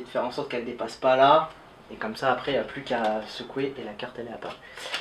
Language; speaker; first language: French; native; French